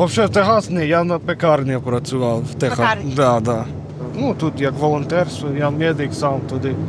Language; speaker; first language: Ukrainian; non-native, learner; English